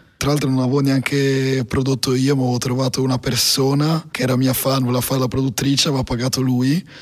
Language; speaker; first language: Italian; native; Italian